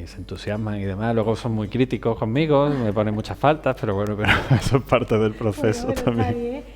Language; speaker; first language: Spanish; native; Spanish